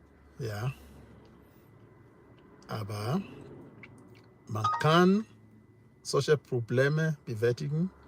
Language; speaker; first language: German; non-native, learner; English